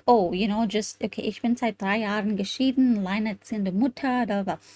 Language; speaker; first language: German; non-native, learner; English